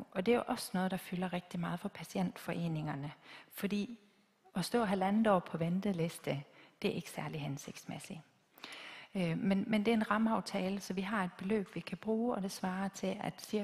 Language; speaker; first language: Danish; native; Danish